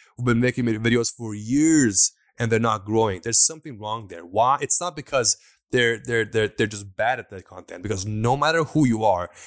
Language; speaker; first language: English; non-native, fluent; Persian